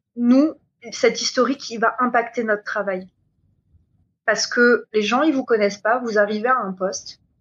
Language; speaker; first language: French; native; French